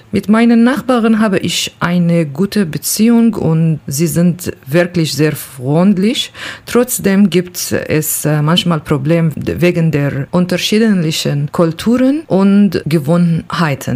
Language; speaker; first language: German; non-native, learner; Kurdish